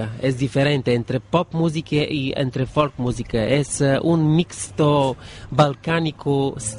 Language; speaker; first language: Spanish; non-native, learner; Bulgarian